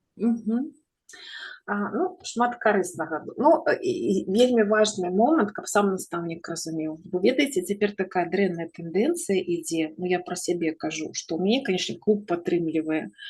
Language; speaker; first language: Belarusian; native; Belarusian